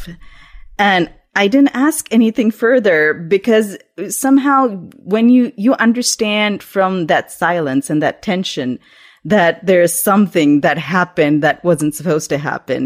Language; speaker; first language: English; non-native, local second language; Urdu